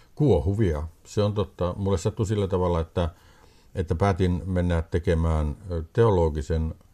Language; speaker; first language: Finnish; native; Finnish